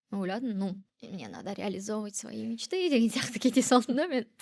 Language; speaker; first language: Russian; non-native, local second language; Kazakh